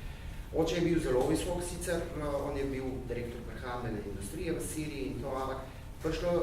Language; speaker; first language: Slovenian; early bilingual, heritage; Arabic